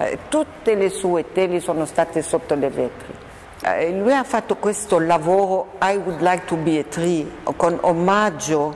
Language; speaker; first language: Italian; non-native, fluent; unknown